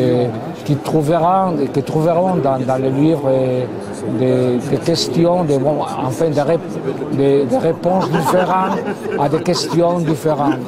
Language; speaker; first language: French; non-native, fluent; Spanish